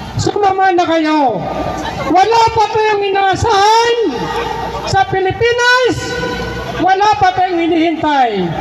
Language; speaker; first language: Filipino; non-native, local second language; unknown